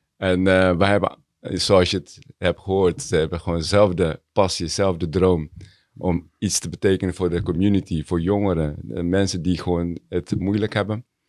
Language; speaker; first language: Dutch; early bilingual, other home language; Tigrinya